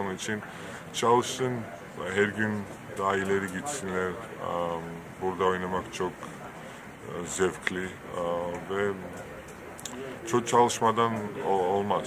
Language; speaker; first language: Turkish; non-native, fluent; Georgian